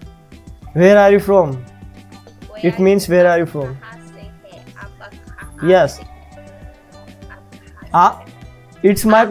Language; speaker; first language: English; non-native, local second language; Hindi